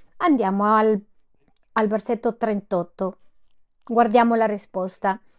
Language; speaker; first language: Italian; non-native, fluent; Spanish